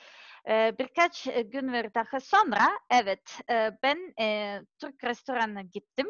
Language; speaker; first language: Turkish; non-native, learner; Serbian